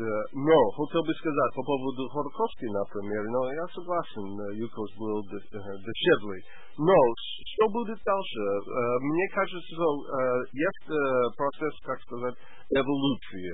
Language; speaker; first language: Russian; non-native, learner; English